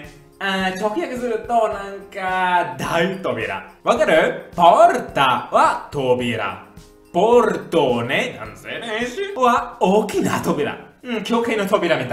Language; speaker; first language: Japanese; non-native, fluent; Italian